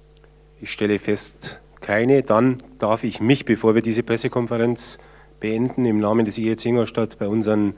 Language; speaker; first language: German; native; German